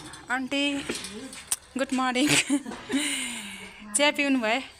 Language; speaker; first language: Nepali; native; Nepali